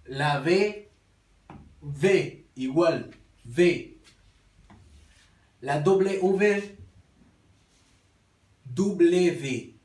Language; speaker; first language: Spanish; non-native, learner; Haitian Creole